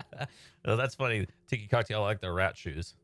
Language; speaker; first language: English; native; English